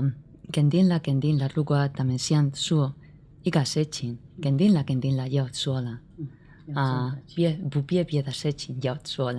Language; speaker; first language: Chinese; non-native, learner; Spanish